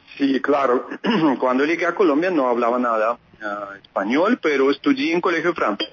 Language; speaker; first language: Spanish; non-native, fluent; Russian